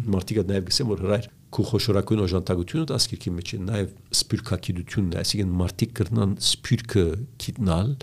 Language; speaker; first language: Armenian; early bilingual, heritage; Armenian